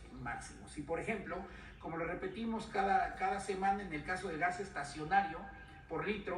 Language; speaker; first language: Spanish; native; Spanish